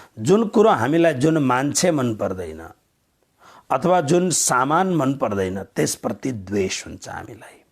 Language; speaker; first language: Nepali; native; Nepali